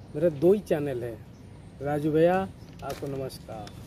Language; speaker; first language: Hindi; non-native, local second language; Odia